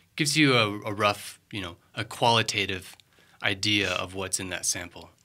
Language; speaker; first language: English; native; English